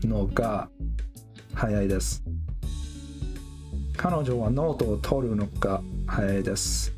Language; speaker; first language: Japanese; non-native, learner; English